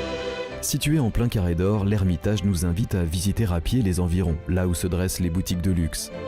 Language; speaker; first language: French; native; French